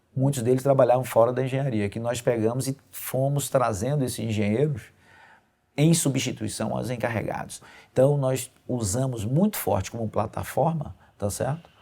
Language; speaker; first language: Portuguese; native; Portuguese